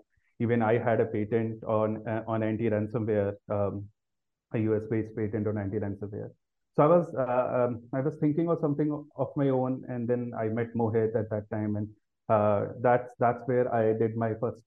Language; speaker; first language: English; non-native, local second language; Hindi